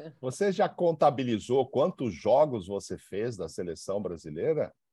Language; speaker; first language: Portuguese; native; Portuguese